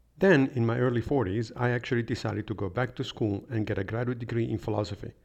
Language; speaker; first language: English; non-native, fluent; Italian